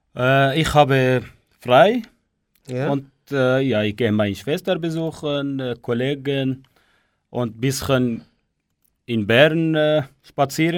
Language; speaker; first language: German; non-native, learner; Kurdish